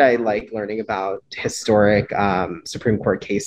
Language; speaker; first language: English; early bilingual, other home language; Spanish